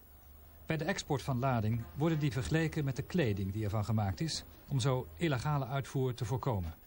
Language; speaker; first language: Dutch; native; Dutch